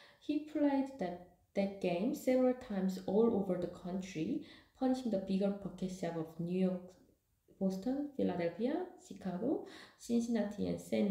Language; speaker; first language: English; non-native, fluent; Korean